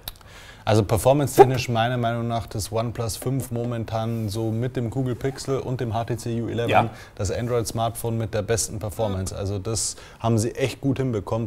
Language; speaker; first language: German; native; German